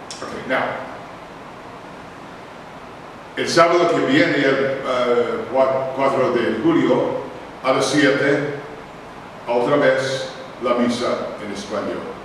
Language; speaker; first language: Spanish; non-native, learner; English